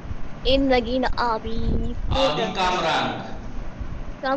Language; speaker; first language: Persian; non-native, learner; Urdu